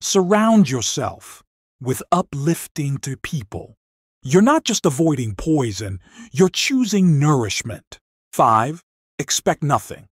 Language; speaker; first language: English; non-native, local second language; Filipino